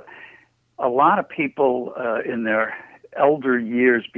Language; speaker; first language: English; native; English